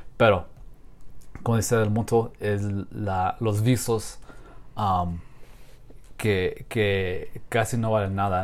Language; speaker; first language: Spanish; non-native, learner; English